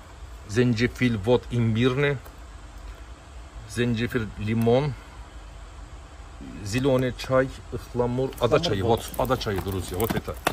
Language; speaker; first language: Russian; non-native, learner; Turkish